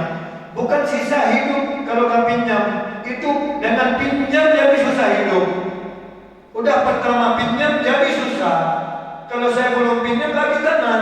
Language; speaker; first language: Indonesian; non-native, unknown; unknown